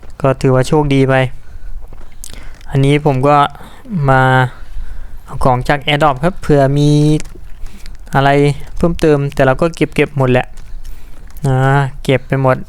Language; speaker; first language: Thai; native; Thai